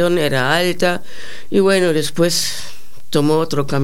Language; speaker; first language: Spanish; non-native, fluent; German